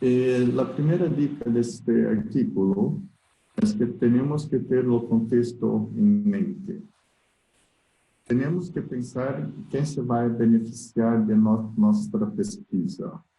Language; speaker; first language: Spanish; non-native, learner; Portuguese